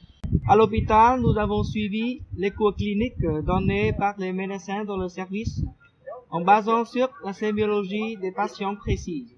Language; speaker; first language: French; non-native, fluent; Vietnamese